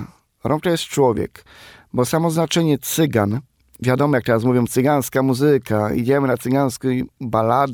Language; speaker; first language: Polish; non-native, local second language; Romany